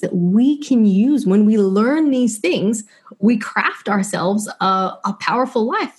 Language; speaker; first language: English; native; English